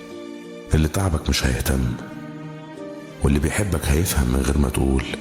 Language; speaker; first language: Arabic; native; Arabic